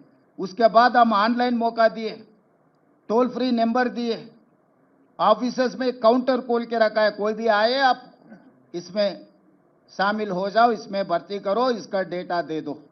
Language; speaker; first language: Hindi; non-native, local second language; Telugu